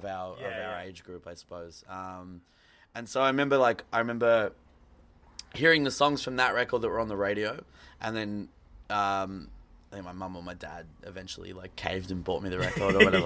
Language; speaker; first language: English; native; English